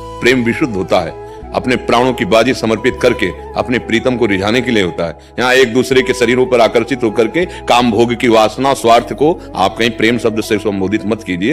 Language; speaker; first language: Hindi; native; Hindi